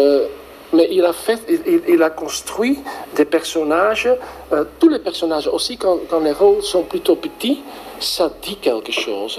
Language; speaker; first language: French; non-native, fluent; Dutch